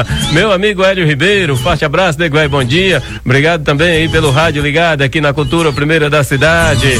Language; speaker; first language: Portuguese; native; Portuguese